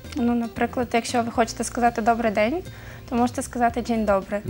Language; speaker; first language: Ukrainian; native; Ukrainian